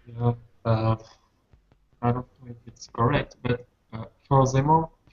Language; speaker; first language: English; non-native, learner; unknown